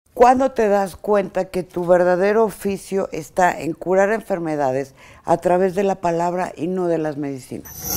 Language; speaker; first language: Spanish; native; Spanish